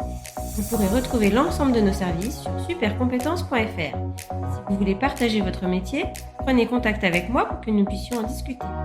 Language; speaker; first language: French; native; French